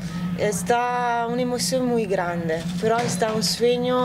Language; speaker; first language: Italian; non-native, local second language; Spanish